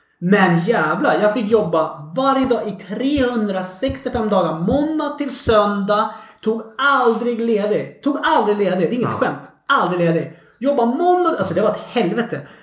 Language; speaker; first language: Swedish; early bilingual, other home language; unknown